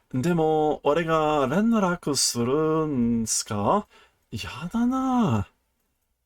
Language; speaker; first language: Japanese; non-native, learner; English